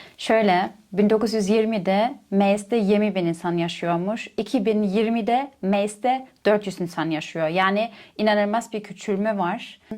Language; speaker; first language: Turkish; non-native, fluent; German